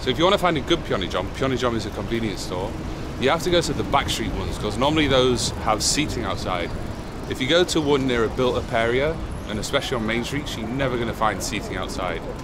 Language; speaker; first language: English; native; English